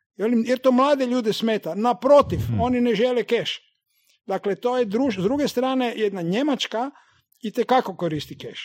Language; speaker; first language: Croatian; native; Croatian